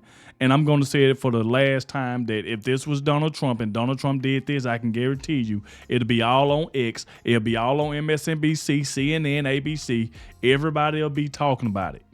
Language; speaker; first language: English; native; English